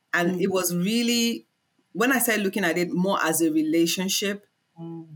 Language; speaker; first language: English; non-native, local second language; Yoruba